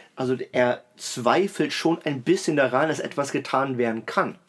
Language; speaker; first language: German; native; German